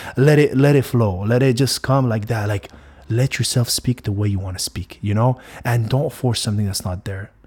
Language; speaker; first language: English; non-native, fluent; Arabic